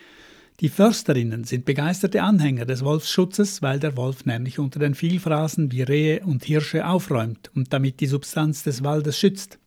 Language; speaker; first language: German; native; German